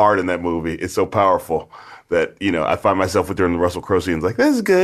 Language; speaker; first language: English; native; English